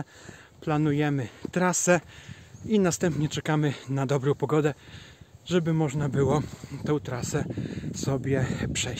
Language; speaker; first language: Polish; native; Polish